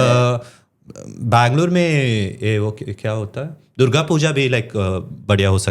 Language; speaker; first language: Hindi; non-native, local second language; Tamil